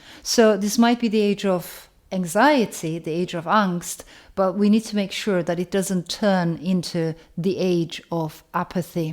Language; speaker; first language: English; non-native, fluent; Turkish